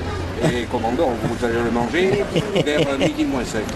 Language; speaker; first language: French; native; French